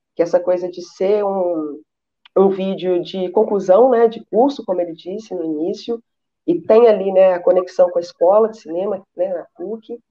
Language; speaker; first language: Portuguese; native; Portuguese